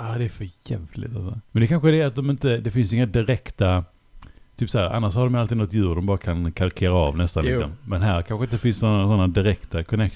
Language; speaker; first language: Swedish; native; Swedish